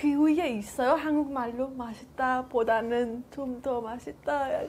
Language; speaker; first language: Korean; non-native, fluent; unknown